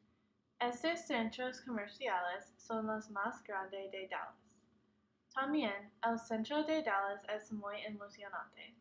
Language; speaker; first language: Spanish; non-native, learner; English